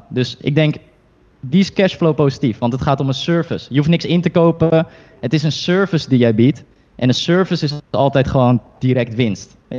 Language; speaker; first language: Dutch; early bilingual, other home language; Chinese